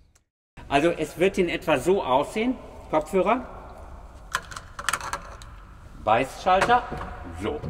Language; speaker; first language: German; native; German